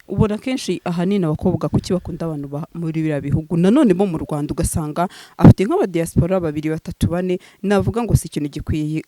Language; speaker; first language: Kinyarwanda; native; Kinyarwanda